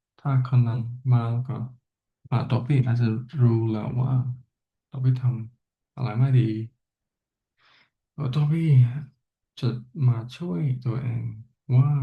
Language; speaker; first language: Thai; non-native, learner; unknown